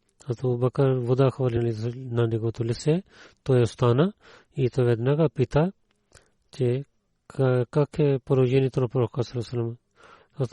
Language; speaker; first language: Bulgarian; non-native, learner; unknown